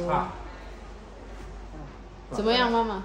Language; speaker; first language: Chinese; non-native, fluent; Indonesian